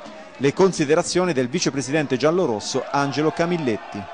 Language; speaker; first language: Italian; native; Italian